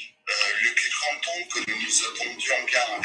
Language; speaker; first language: French; non-native, learner; English